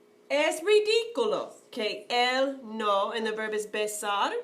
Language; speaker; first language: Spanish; non-native, fluent; English